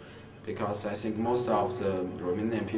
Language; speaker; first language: English; non-native, fluent; Chinese